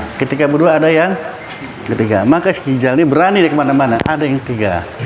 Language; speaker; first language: Indonesian; non-native, local second language; Minangkabau